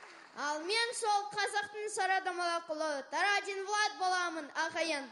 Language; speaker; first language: Kazakh; non-native, local second language; Russian